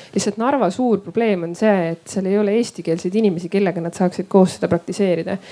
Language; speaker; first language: Estonian; native; Estonian